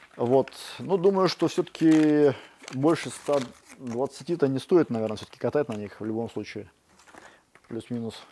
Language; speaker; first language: Russian; native; Russian